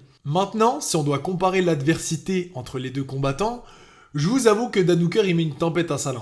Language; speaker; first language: French; native; French